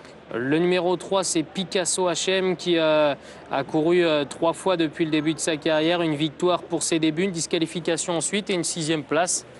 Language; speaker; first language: French; native; French